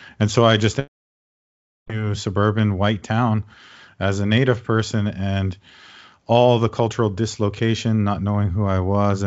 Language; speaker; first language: English; native; English